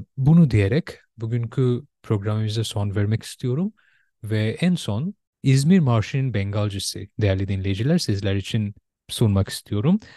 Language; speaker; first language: Turkish; non-native, fluent; Bangla